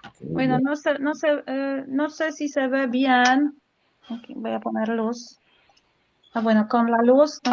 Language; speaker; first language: Spanish; non-native, learner; Polish